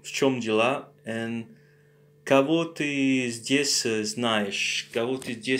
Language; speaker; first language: Russian; non-native, learner; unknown